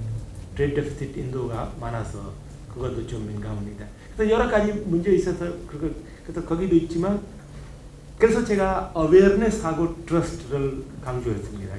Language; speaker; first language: Korean; non-native, learner; Hindi